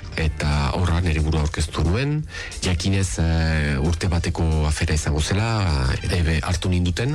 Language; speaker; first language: Basque; native; Basque